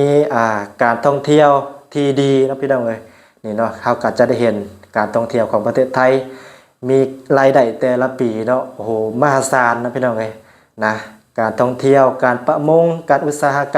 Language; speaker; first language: Thai; non-native, local second language; Lao